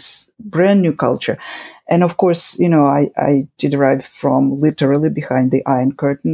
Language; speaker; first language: English; non-native, fluent; Russian